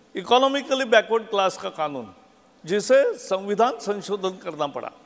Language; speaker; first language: Hindi; non-native, local second language; Marathi